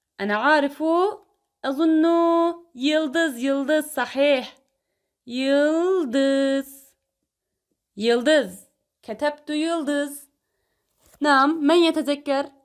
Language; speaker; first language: Arabic; non-native, fluent; Turkish